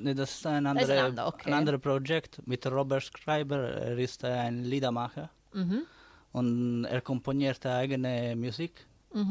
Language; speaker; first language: German; non-native, learner; Italian